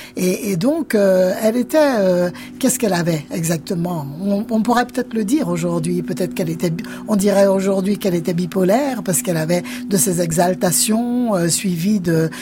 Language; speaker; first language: French; native; French